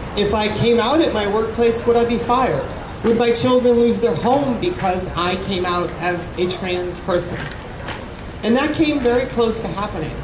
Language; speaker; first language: English; native; English